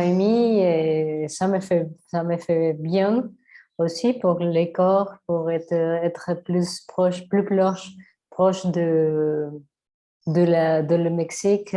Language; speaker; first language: French; non-native, learner; Spanish